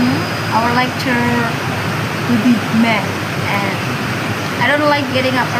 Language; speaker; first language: English; non-native, learner; Indonesian